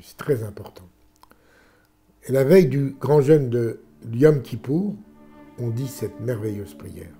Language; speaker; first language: French; native; French